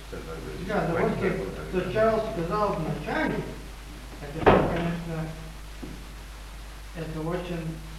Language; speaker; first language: Russian; non-native, learner; English